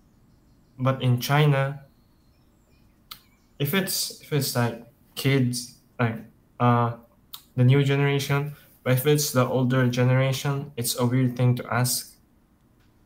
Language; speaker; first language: English; non-native, local second language; Chinese